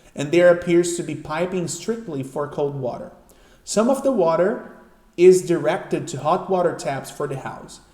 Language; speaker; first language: English; non-native, fluent; Portuguese